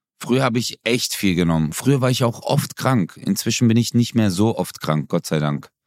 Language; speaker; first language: German; early bilingual, other home language; Turkish